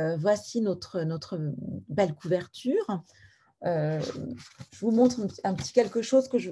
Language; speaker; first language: French; native; French